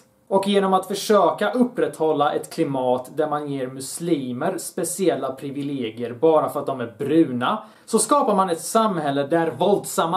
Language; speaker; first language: Swedish; early bilingual, other home language; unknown